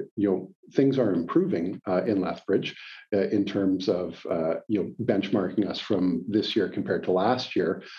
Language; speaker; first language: English; native; English